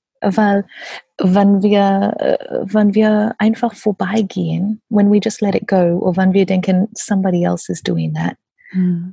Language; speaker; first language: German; non-native, learner; English